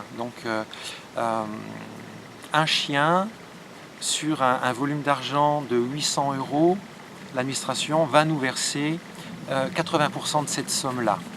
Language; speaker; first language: French; native; French